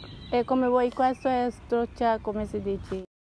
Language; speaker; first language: Italian; non-native, learner; Hindi